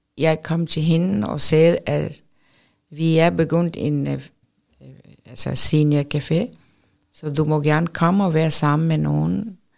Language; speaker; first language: Danish; non-native, fluent; Urdu